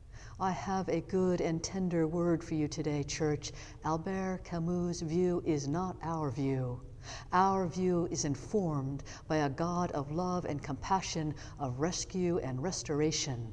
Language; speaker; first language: English; native; English